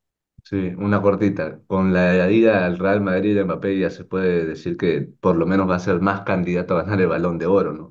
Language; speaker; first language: Spanish; native; Spanish